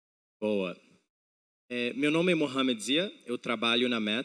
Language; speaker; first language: Portuguese; non-native, fluent; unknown